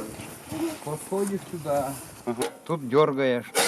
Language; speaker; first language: Russian; native; Russian